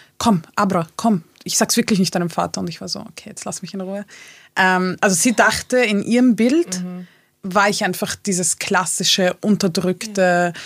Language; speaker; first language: German; early bilingual, other home language; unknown